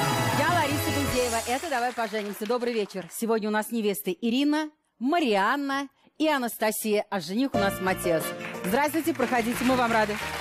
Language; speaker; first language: Russian; native; Russian